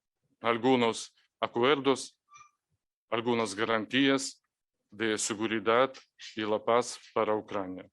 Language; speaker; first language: Spanish; non-native, fluent; Ukrainian